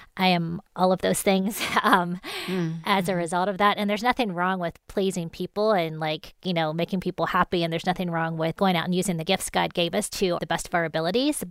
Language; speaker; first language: English; native; English